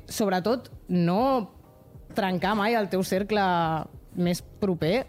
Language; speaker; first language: Catalan; non-native, local second language; Spanish